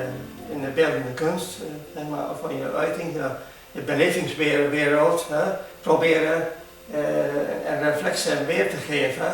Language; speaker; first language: Dutch; non-native, fluent; Hungarian